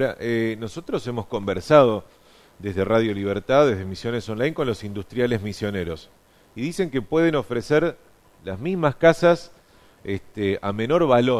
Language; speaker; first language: Spanish; native; Spanish